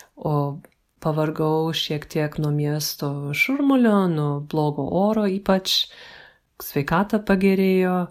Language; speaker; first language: Lithuanian; early bilingual, heritage; Lithuanian